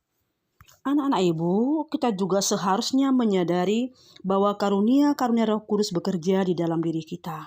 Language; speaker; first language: Indonesian; native; Indonesian